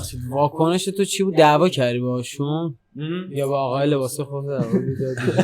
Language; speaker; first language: Persian; native; Persian